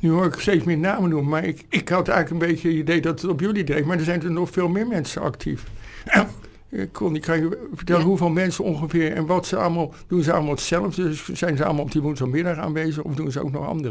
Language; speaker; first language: Dutch; native; Dutch